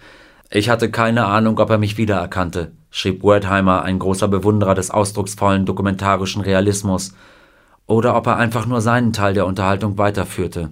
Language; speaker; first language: German; native; German